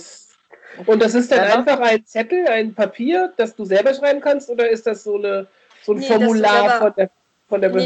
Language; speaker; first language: German; native; German